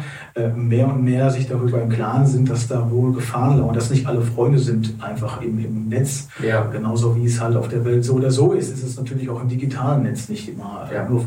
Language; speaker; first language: German; native; German